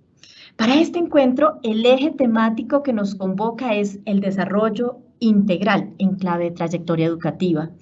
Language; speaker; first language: Spanish; native; Spanish